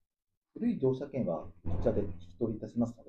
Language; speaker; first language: Japanese; native; Japanese